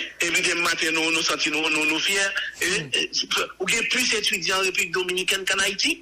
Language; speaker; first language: French; non-native, local second language; Haitian Creole